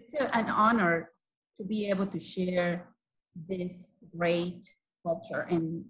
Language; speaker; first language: English; non-native, fluent; Spanish